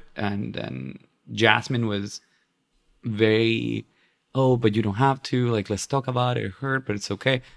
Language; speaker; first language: English; non-native, fluent; Spanish